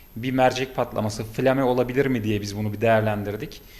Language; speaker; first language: Turkish; native; Turkish